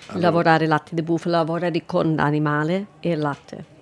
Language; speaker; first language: Italian; non-native, fluent; English